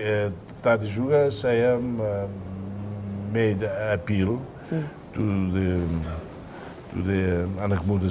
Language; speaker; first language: Indonesian; non-native, fluent; Tetum